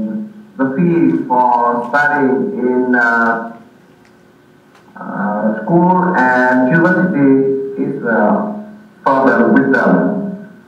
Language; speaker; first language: English; non-native, learner; Vietnamese